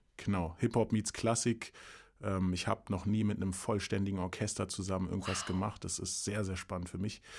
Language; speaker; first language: German; early bilingual, other home language; English